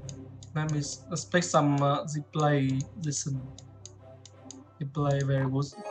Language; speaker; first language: English; non-native, learner; Vietnamese